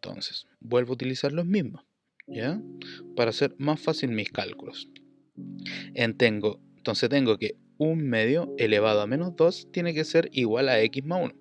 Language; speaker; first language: Spanish; native; Spanish